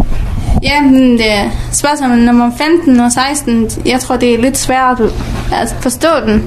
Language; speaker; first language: Danish; early bilingual, other home language; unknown